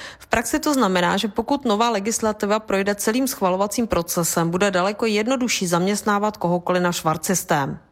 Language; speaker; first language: Czech; native; Czech